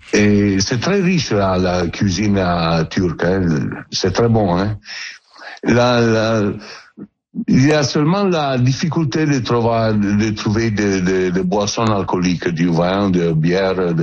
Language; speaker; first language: French; non-native, learner; Turkish